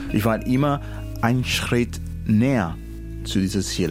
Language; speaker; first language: German; non-native, fluent; Spanish